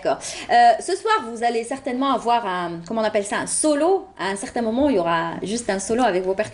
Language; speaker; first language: French; native; French